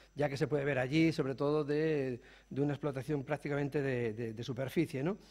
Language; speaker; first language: Spanish; native; Spanish